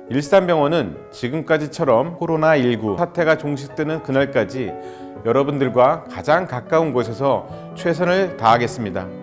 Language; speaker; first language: Korean; native; Korean